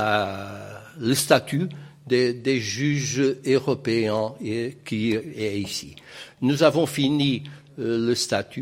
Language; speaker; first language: French; non-native, fluent; Portuguese